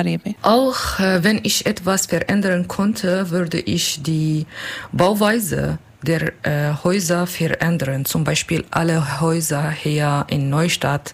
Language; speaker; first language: German; non-native, learner; Kurdish